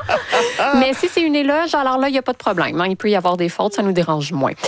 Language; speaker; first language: French; native; French